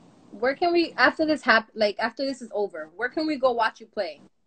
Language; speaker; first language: English; native; English